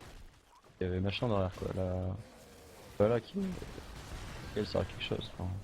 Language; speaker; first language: French; native; French